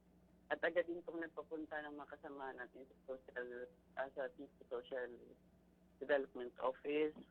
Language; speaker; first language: Filipino; native; Filipino